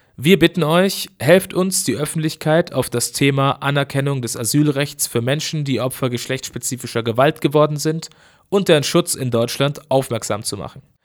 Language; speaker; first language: German; native; German